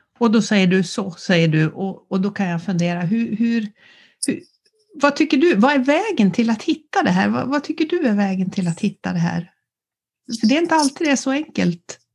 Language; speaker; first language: Swedish; native; Swedish